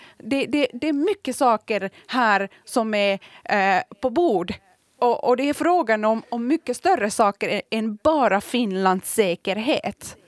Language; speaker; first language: Swedish; early bilingual, other home language; Kurdish